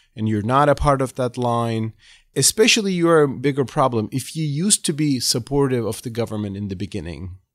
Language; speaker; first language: English; non-native, fluent; Turkish